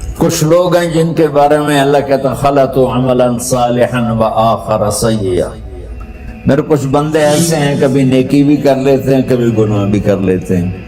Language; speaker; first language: Urdu; non-native, local second language; Punjabi